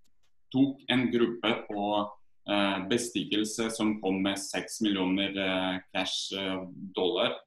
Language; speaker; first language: Norwegian; non-native, fluent; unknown